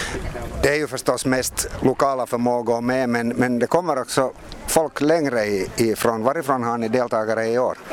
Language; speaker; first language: Swedish; native; Swedish